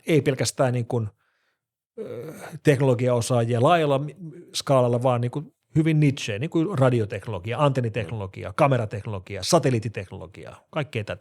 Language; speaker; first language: Finnish; native; Finnish